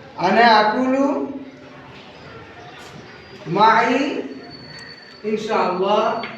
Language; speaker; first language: Arabic; non-native, fluent; Bangla